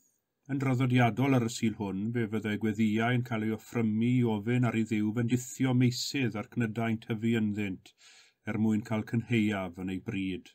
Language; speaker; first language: Welsh; native; Welsh